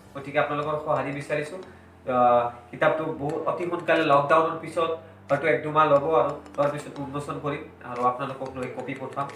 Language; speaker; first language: Assamese; non-native, local second language; Bangla